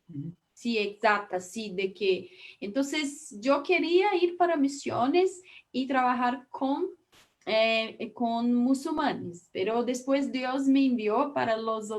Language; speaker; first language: Spanish; non-native, learner; Portuguese